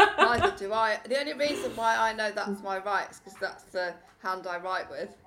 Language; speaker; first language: English; native; English